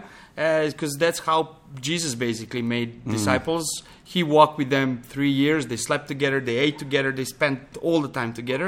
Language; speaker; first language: English; non-native, fluent; Serbian